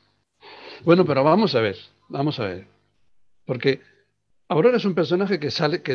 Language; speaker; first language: Spanish; native; Spanish